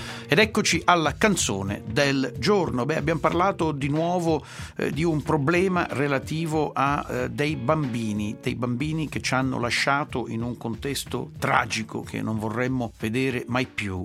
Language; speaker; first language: Italian; native; Italian